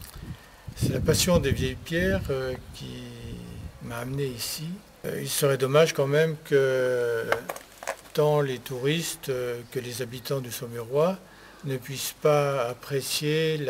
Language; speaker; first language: French; native; French